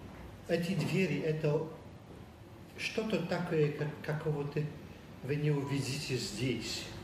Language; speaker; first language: Russian; non-native, learner; Polish